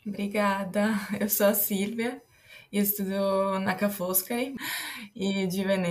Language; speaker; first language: Portuguese; non-native, fluent; Italian